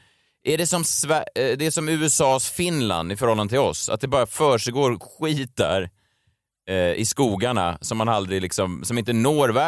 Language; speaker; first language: Swedish; native; Swedish